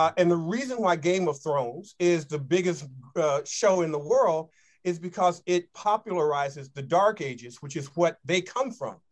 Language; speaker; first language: English; native; English